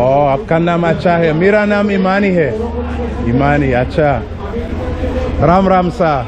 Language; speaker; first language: Hindi; non-native, learner; English